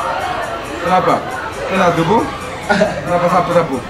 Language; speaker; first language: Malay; non-native, fluent; Korean